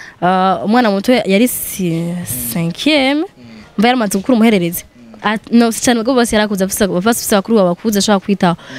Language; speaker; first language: Rundi; non-native, local second language; Swahili